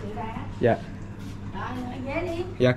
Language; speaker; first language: Vietnamese; early bilingual, heritage; Vietnamese